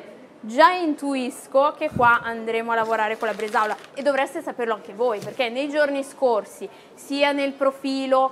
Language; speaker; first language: Italian; native; Italian